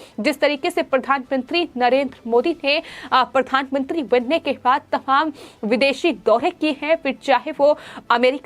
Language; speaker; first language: Hindi; native; Hindi